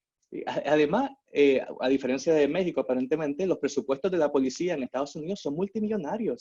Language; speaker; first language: Spanish; native; Spanish